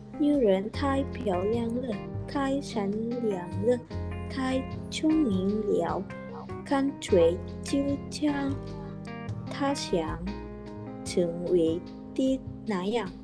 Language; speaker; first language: Chinese; non-native, learner; Indonesian